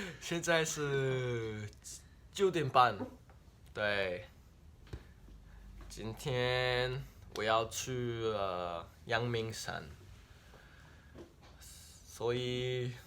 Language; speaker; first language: Chinese; non-native, learner; Korean